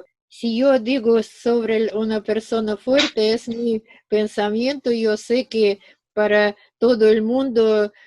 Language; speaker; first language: Spanish; non-native, fluent; Russian